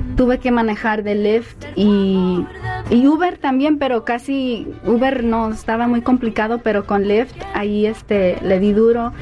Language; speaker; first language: Spanish; early bilingual, heritage; Spanish